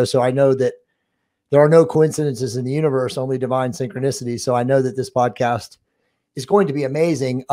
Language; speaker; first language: English; native; English